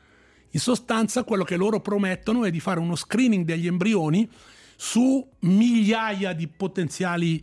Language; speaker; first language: Italian; native; Italian